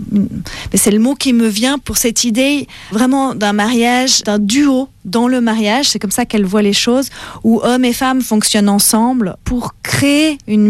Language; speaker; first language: French; native; French